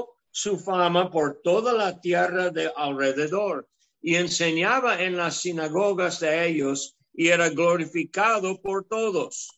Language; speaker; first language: Spanish; non-native, fluent; English